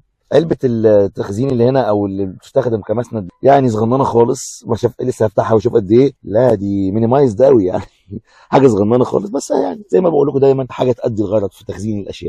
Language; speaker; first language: Arabic; native; Arabic